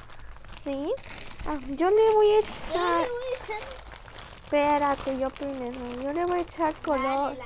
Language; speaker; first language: Spanish; native; Spanish